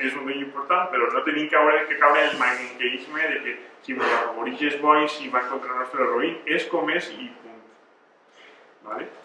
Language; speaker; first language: Spanish; non-native, local second language; Catalan